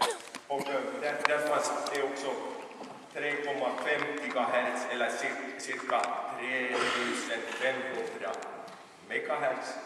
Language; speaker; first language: Swedish; non-native, local second language; Finnish